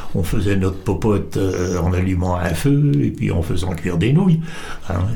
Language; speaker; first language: French; native; French